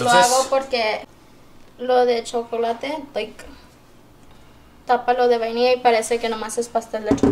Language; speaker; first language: Spanish; early bilingual, heritage; Spanish